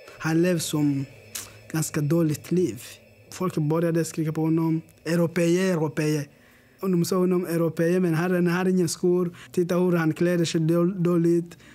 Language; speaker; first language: Swedish; non-native, learner; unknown